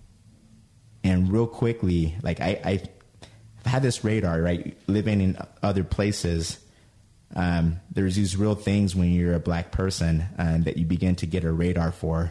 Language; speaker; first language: English; native; English